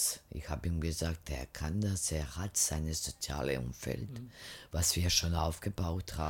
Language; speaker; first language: German; non-native, fluent; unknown